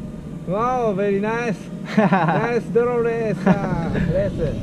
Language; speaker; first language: English; non-native, learner; Japanese